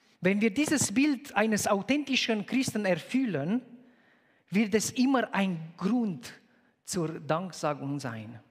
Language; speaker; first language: German; non-native, fluent; Romanian